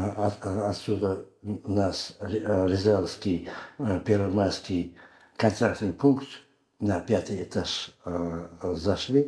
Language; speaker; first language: Russian; non-native, learner; Uzbek